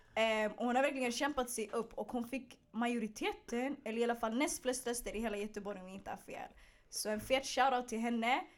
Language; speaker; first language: Swedish; early bilingual, other home language; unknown